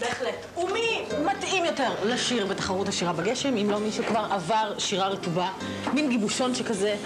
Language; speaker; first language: Hebrew; native; Hebrew